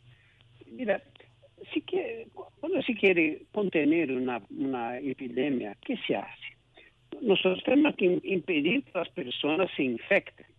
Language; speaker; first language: Spanish; non-native, local second language; Portuguese